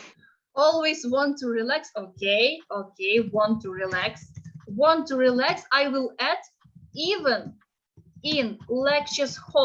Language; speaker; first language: English; non-native, fluent; Ukrainian